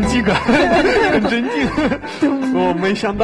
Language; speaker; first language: Chinese; non-native, fluent; Russian